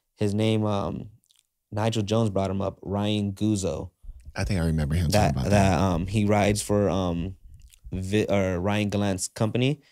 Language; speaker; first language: English; native; English